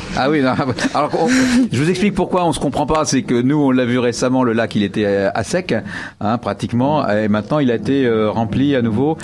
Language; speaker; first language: French; native; French